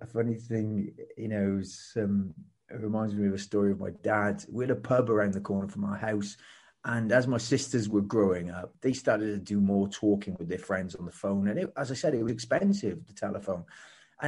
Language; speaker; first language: English; native; English